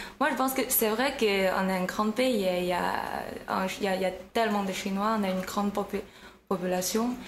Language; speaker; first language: French; non-native, fluent; Chinese